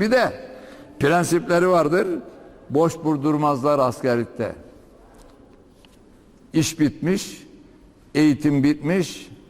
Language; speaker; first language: Turkish; native; Turkish